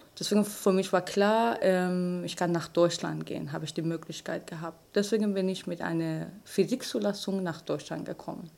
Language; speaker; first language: German; non-native, fluent; Persian